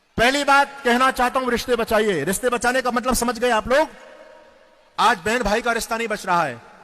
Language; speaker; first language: Hindi; non-native, local second language; Marathi